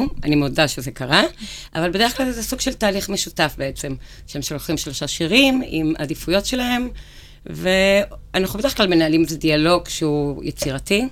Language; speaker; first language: Hebrew; native; Hebrew